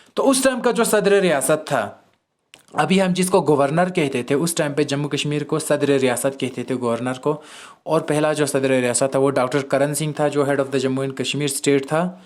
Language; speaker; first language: Hindi; non-native, local second language; Kashmiri